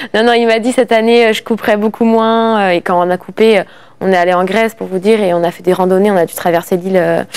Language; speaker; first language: French; native; French